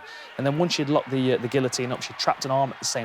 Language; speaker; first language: English; native; English